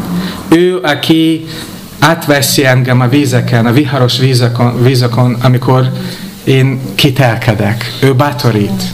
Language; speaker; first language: Hungarian; non-native, fluent; English